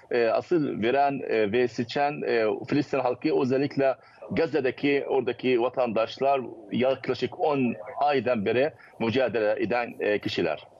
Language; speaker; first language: Turkish; non-native, fluent; Arabic